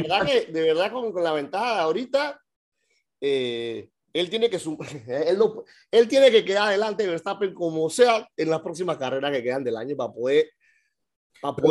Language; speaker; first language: Spanish; native; Spanish